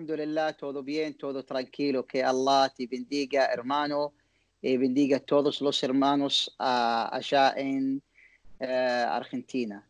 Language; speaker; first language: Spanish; non-native, learner; Arabic